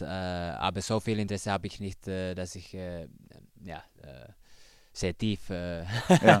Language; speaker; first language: German; non-native, learner; Finnish